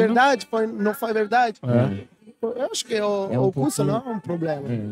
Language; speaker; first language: Portuguese; non-native, learner; Italian